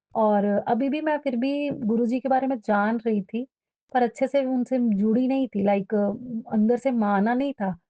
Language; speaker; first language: Hindi; native; Hindi